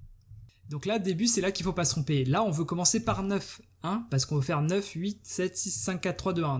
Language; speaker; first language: French; native; French